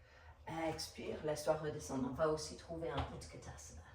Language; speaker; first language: French; non-native, fluent; English